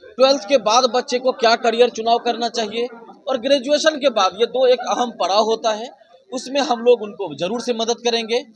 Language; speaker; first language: Hindi; native; Hindi